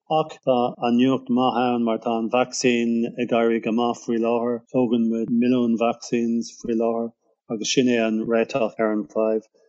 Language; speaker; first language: Irish; non-native, local second language; English